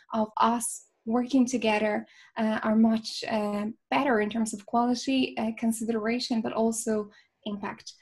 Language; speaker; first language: English; non-native, fluent; Polish